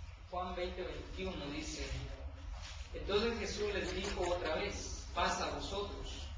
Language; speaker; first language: Spanish; native; Spanish